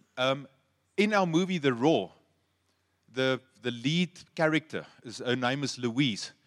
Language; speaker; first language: English; non-native, local second language; Afrikaans